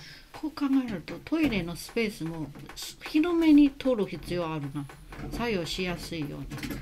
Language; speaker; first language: Japanese; non-native, fluent; Chinese